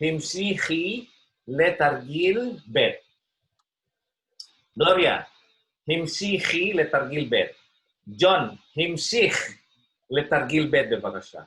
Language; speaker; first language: Hebrew; non-native, fluent; Indonesian